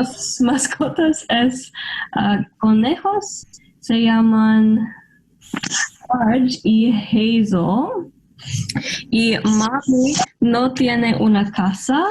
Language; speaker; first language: Spanish; non-native, learner; English